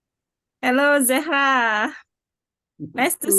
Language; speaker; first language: English; non-native, learner; Indonesian